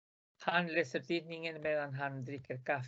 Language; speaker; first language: Swedish; non-native, fluent; Spanish